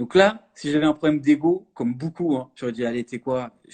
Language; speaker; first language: French; native; French